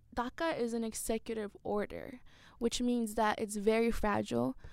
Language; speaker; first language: English; early bilingual, other home language; Spanish